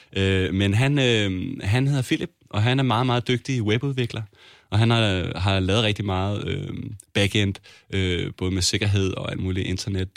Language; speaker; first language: Danish; native; Danish